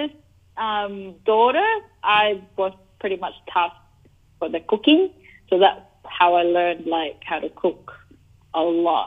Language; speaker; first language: English; non-native, local second language; Cebuano